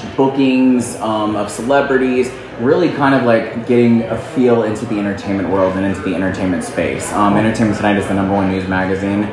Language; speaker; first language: English; native; English